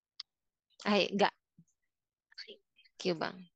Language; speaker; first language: Japanese; non-native, fluent; Filipino